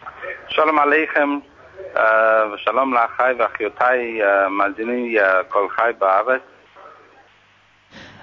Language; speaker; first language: Hebrew; non-native, fluent; English